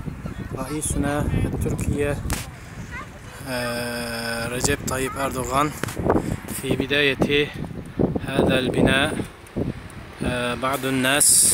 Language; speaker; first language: Arabic; non-native, fluent; Turkish